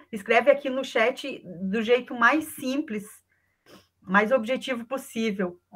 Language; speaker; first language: Portuguese; native; Portuguese